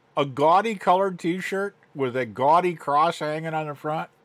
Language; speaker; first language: English; native; English